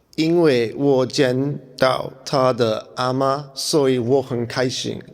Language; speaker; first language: Chinese; non-native, learner; English